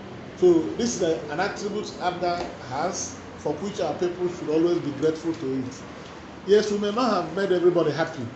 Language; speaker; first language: English; non-native, local second language; Igbo